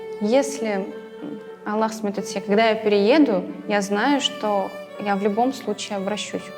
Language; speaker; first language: Russian; early bilingual, other home language; Crimean Tatar